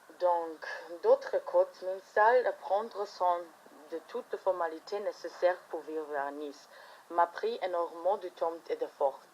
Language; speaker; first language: French; non-native, fluent; German